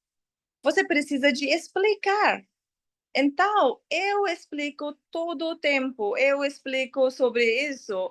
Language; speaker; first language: Portuguese; non-native, learner; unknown